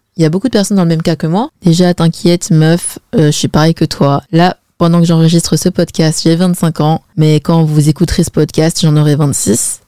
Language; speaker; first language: French; early bilingual, other home language; Chinese